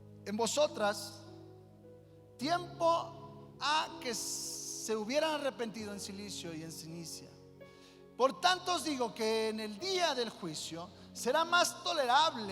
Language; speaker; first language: Spanish; native; Spanish